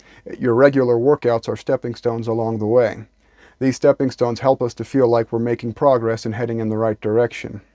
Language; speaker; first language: English; native; English